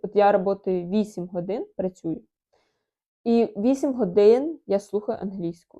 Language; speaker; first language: Ukrainian; non-native, local second language; Russian